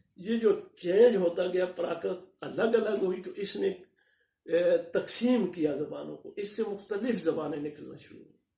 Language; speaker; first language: Urdu; non-native, local second language; Northern Hindko